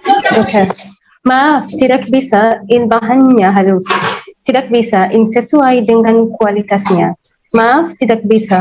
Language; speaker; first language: Indonesian; non-native, learner; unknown